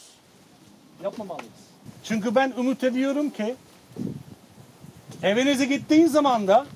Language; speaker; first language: Turkish; non-native, fluent; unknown